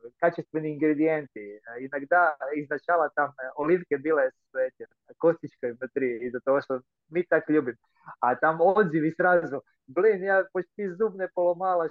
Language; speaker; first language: Russian; non-native, fluent; Croatian